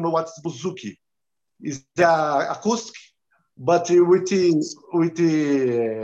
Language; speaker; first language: English; non-native, learner; Portuguese